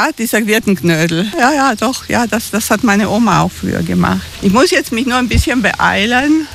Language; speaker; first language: German; native; German